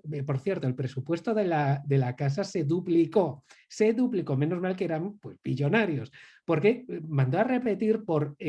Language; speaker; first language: Spanish; native; Spanish